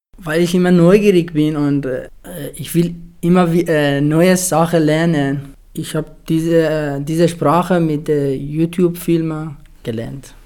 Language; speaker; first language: German; non-native, fluent; Persian